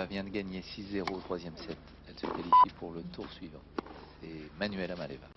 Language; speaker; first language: French; native; French